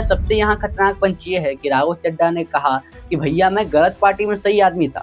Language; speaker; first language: Hindi; native; Hindi